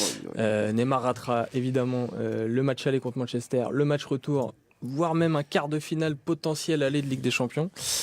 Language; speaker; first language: French; native; French